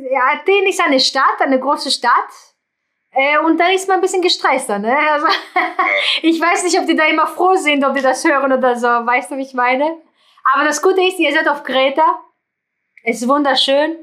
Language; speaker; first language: German; non-native, fluent; Greek